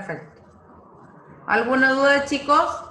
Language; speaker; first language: Spanish; native; Spanish